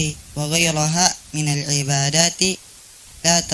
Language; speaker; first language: Arabic; non-native, learner; Indonesian